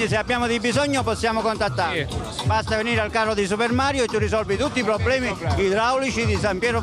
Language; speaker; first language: Italian; native; Italian